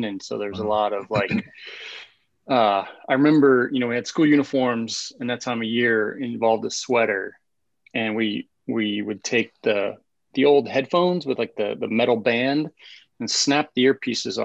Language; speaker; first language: English; native; English